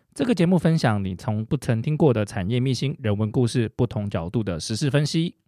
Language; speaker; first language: Chinese; native; Chinese